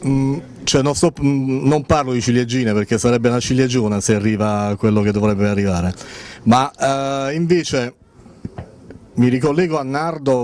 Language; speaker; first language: Italian; native; Italian